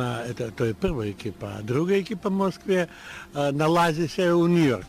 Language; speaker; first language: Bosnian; non-native, learner; Russian